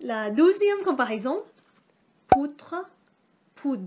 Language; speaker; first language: French; non-native, fluent; Thai